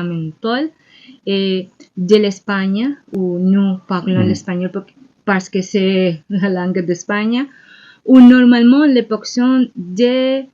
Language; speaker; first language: French; non-native, learner; Spanish